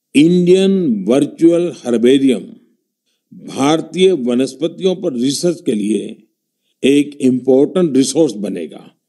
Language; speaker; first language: Hindi; non-native, local second language; Gujarati